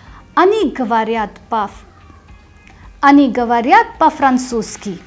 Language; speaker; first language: Russian; non-native, fluent; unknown